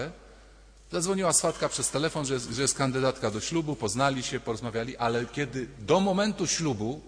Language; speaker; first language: Polish; native; Polish